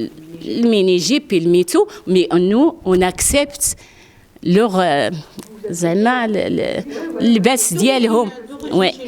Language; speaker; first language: French; non-native, learner; Arabic